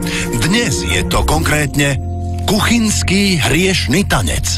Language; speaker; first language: Slovak; native; Slovak